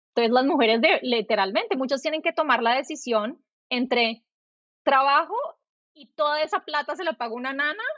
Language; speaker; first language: Spanish; native; Spanish